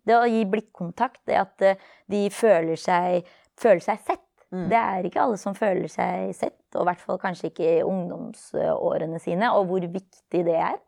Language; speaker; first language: Norwegian; early bilingual, other home language; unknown